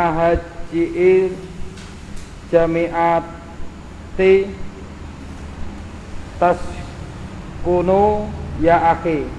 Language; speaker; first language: Arabic; non-native, learner; Javanese